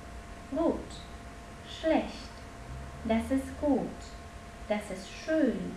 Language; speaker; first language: German; non-native, fluent; Polish